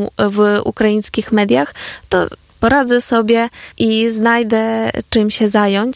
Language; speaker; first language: Polish; non-native, fluent; Ukrainian